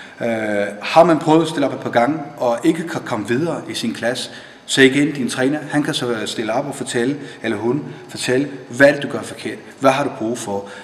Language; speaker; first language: Danish; native; Danish